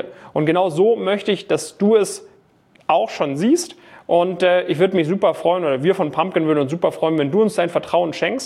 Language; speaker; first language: German; native; German